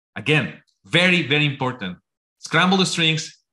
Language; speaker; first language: English; non-native, fluent; Spanish